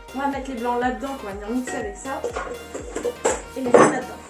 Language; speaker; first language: French; native; French